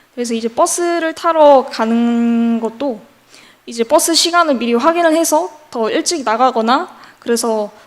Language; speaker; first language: Korean; native; Korean